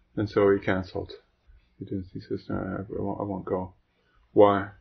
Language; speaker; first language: English; native; English